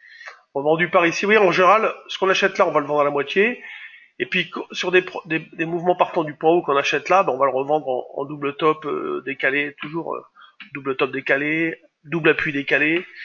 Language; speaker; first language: French; native; French